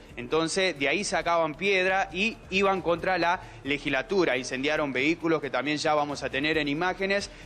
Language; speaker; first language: Spanish; native; Spanish